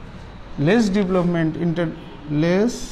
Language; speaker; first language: English; non-native, local second language; Bangla